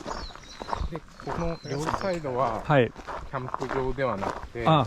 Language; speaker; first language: Japanese; native; Japanese